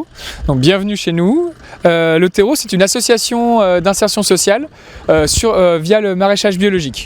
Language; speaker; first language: French; native; French